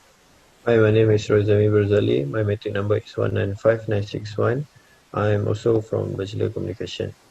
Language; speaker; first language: English; non-native, learner; Malay